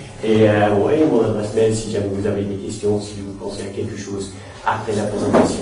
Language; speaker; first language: French; non-native, fluent; English